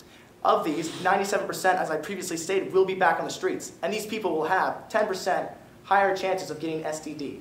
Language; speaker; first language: English; native; English